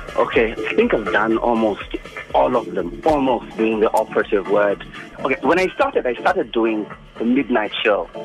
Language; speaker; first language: English; non-native, local second language; Xhosa